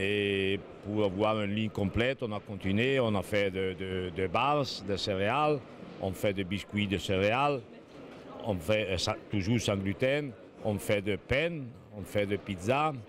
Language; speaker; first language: French; non-native, fluent; Italian